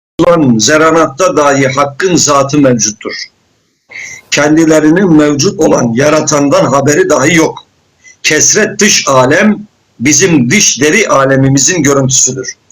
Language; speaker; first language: Turkish; native; Turkish